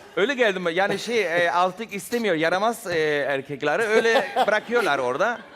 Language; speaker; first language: Turkish; non-native, fluent; Spanish